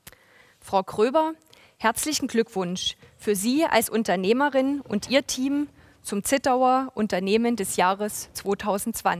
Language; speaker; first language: German; native; German